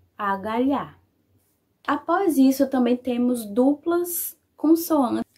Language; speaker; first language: Portuguese; native; Portuguese